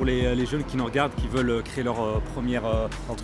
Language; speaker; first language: French; native; French